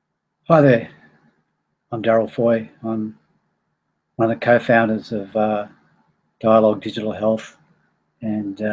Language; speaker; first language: English; native; English